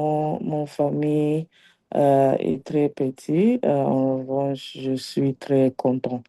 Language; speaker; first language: French; non-native, learner; Igbo